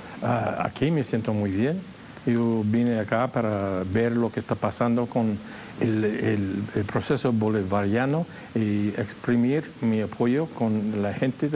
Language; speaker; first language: Spanish; non-native, fluent; English